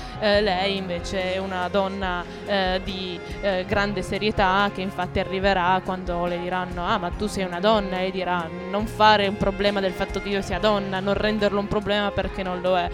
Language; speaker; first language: Italian; native; Italian